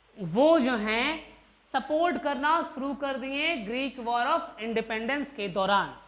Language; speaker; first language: Hindi; native; Hindi